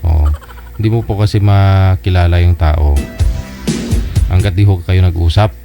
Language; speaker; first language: Filipino; native; Filipino